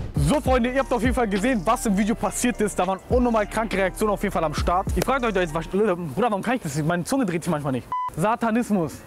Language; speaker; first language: German; early bilingual, other home language; Turkish